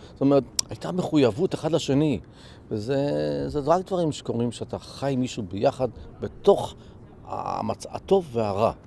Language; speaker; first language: Hebrew; native; Hebrew